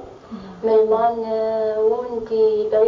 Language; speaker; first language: Dutch; non-native, learner; Arabic